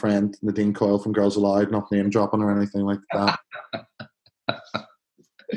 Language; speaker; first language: English; native; English